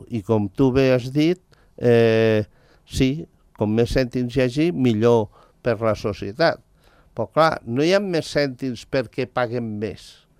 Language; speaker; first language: Catalan; native; Catalan